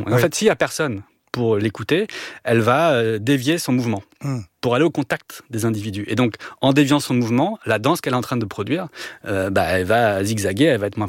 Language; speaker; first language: French; native; French